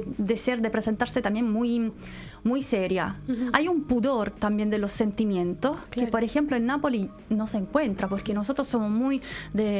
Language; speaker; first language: Spanish; non-native, fluent; Italian